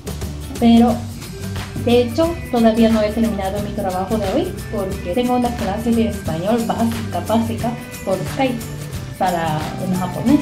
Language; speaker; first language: Spanish; non-native, fluent; Japanese